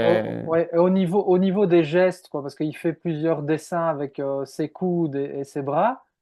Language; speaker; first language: French; native; French